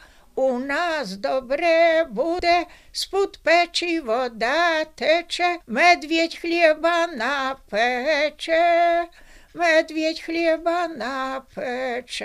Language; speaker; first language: Ukrainian; native; Ukrainian